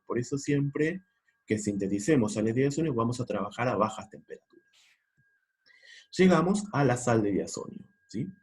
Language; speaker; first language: Spanish; native; Spanish